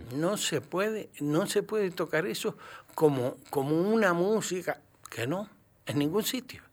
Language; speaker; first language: Spanish; native; Spanish